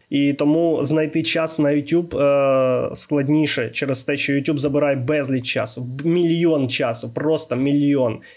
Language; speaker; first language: Ukrainian; non-native, local second language; Russian